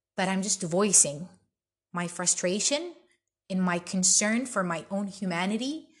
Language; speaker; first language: English; early bilingual, other home language; Arabic